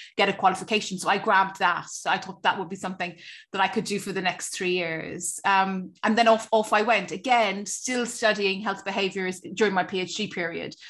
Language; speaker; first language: English; native; English